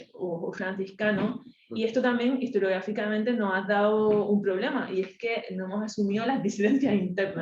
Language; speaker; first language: Spanish; native; Spanish